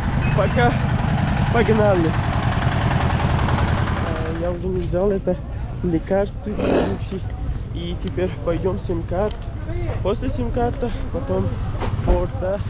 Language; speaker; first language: Russian; non-native, learner; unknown